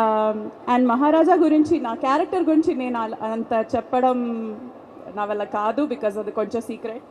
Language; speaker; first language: Telugu; non-native, fluent; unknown